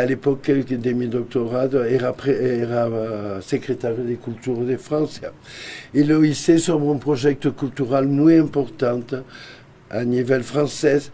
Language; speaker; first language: Spanish; non-native, fluent; French